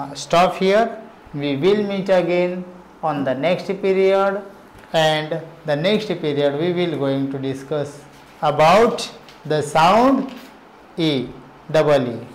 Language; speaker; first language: English; non-native, local second language; Marathi